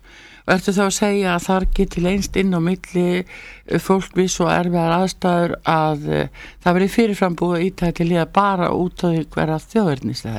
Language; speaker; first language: Icelandic; native; Icelandic